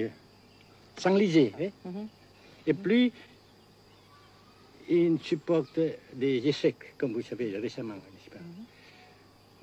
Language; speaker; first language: French; non-native, fluent; Vietnamese